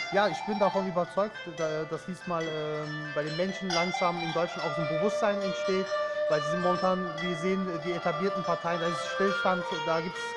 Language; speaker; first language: German; early bilingual, other home language; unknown